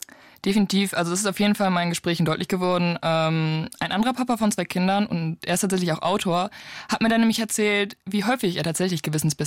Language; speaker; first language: German; native; German